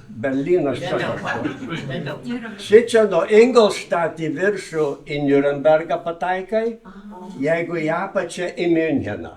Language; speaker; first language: Lithuanian; native; Lithuanian